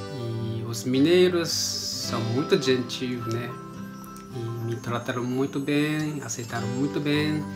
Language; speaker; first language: Portuguese; non-native, learner; Japanese